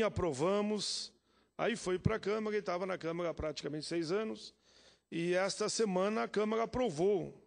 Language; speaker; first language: Portuguese; native; Portuguese